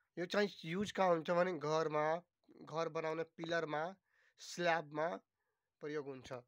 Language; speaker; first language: Nepali; native; Nepali